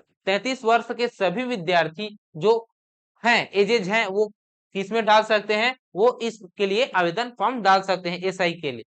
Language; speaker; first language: Hindi; native; Hindi